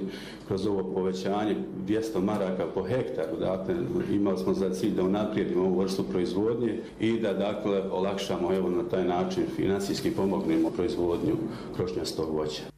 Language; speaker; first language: Bosnian; native; Bosnian